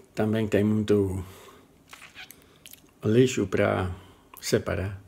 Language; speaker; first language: Portuguese; non-native, learner; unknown